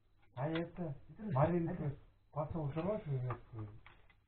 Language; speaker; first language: Russian; native; Russian